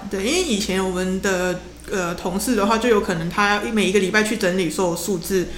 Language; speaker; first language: Chinese; non-native, local second language; Cantonese